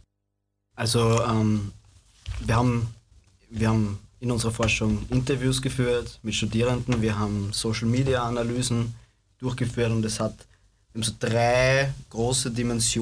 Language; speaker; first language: German; native; German